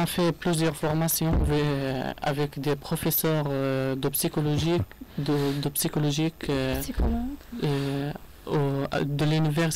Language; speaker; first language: French; non-native, learner; Arabic